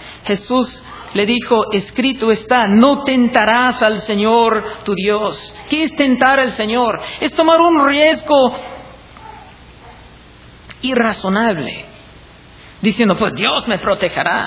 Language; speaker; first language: Spanish; non-native, fluent; English